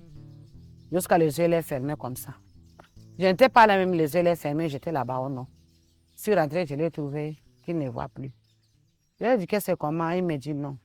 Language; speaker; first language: French; non-native, local second language; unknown